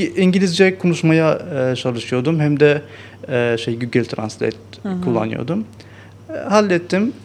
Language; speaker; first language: Turkish; non-native, learner; Arabic